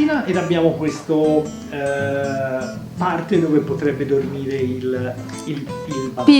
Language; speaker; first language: Italian; native; Italian